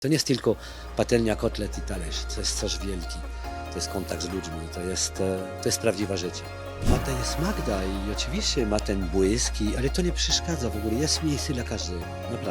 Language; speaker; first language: Polish; non-native, fluent; French